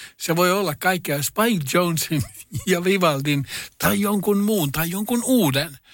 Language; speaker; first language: Finnish; non-native, local second language; Swedish